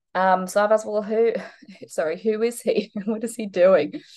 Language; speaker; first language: English; non-native, fluent; Polish